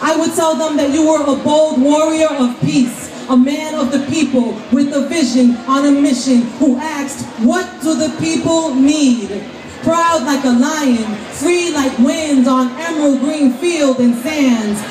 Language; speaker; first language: English; early bilingual, other home language; Spanish